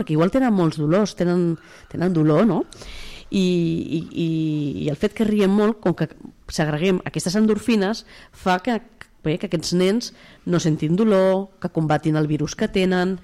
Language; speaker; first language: Catalan; native; Catalan